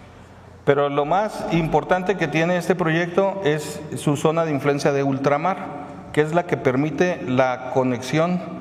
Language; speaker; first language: Spanish; native; Spanish